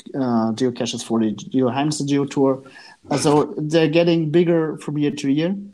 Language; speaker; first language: English; non-native, fluent; German